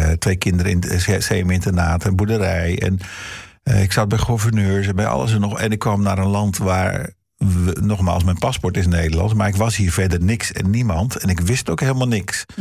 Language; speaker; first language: Dutch; early bilingual, heritage; Dutch